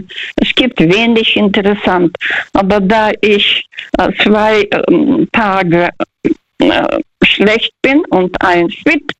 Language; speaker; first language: German; early bilingual, other home language; Russian